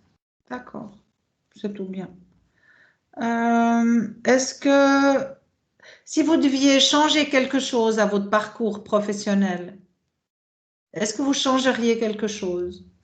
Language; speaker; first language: French; native; French